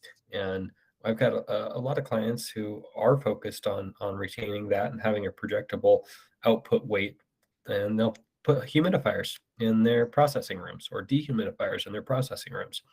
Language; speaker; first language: English; native; English